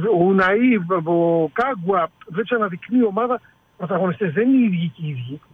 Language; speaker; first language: Greek; native; Greek